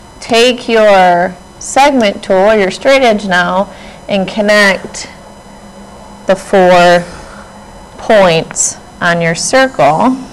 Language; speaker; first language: English; native; English